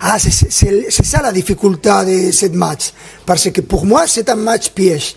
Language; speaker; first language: French; non-native, fluent; Spanish